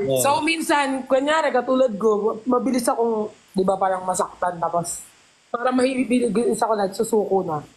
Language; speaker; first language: Filipino; native; Filipino